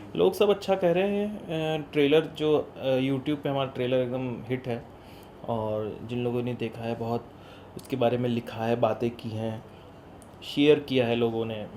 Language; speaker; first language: Hindi; non-native, local second language; Bhojpuri